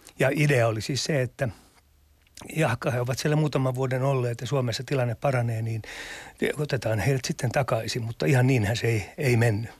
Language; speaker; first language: Finnish; native; Finnish